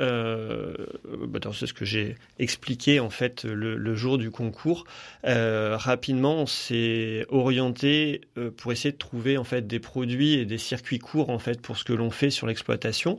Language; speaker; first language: French; native; French